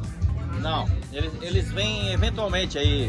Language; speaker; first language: Portuguese; native; Portuguese